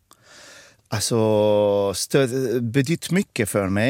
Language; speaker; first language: Swedish; non-native, fluent; Arabic